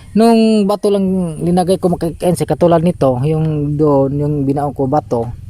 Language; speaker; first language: Filipino; non-native, local second language; Cebuano